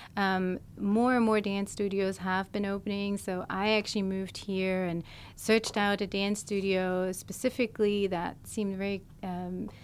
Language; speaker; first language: English; non-native, fluent; German